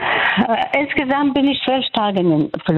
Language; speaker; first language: German; non-native, fluent; Persian